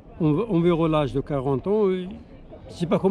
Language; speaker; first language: French; non-native, learner; Arabic